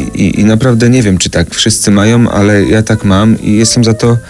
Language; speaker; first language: Polish; native; Polish